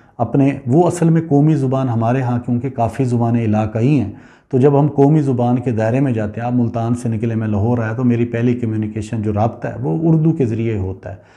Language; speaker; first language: Urdu; non-native, local second language; Punjabi